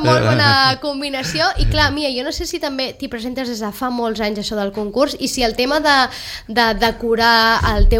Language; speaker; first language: Spanish; early bilingual, heritage; Spanish